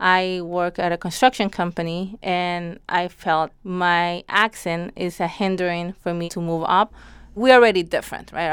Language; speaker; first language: English; non-native, fluent; Spanish